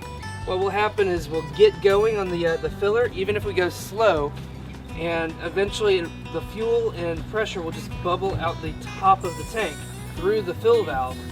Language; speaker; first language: English; native; English